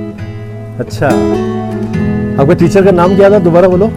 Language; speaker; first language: Hindi; non-native, local second language; Malayalam